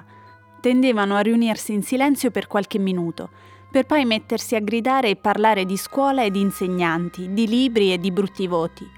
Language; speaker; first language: Italian; native; Italian